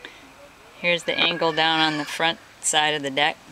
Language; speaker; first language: English; native; English